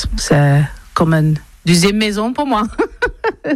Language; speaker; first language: French; non-native, learner; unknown